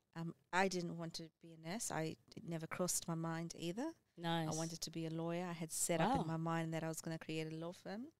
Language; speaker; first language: English; early bilingual, other home language; Amharic